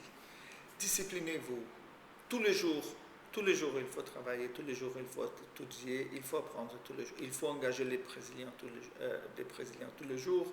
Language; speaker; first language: French; non-native, fluent; Portuguese